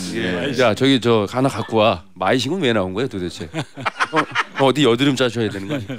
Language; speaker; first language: Korean; native; Korean